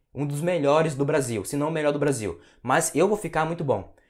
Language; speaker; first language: Portuguese; native; Portuguese